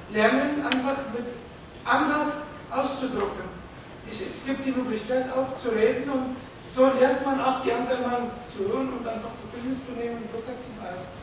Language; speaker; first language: German; non-native, fluent; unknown